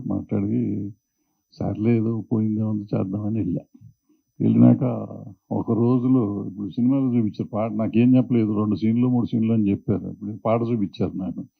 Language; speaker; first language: Telugu; native; Telugu